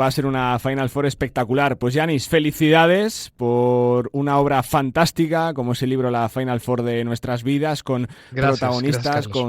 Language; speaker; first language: Spanish; native; Spanish